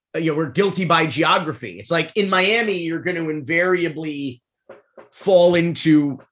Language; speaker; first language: English; native; English